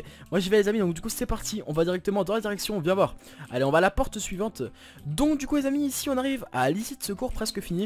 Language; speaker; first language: French; native; French